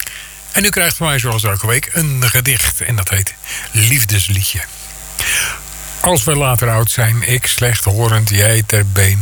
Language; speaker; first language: Dutch; native; Dutch